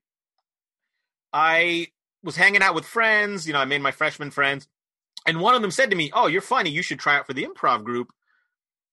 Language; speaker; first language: English; native; English